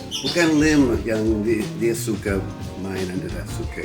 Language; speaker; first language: Indonesian; non-native, learner; English